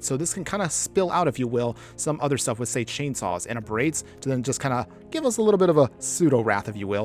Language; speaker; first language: English; native; English